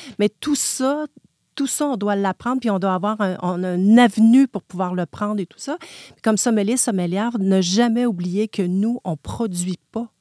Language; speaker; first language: French; native; French